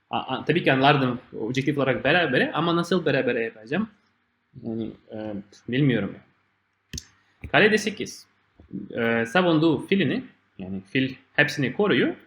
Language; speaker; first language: Turkish; non-native, fluent; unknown